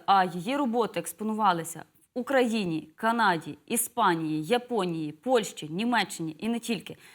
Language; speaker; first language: Ukrainian; native; Ukrainian